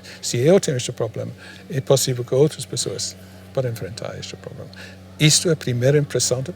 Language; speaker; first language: Portuguese; non-native, fluent; English